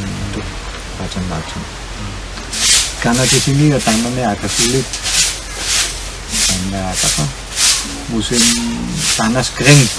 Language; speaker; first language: Indonesian; non-native, fluent; German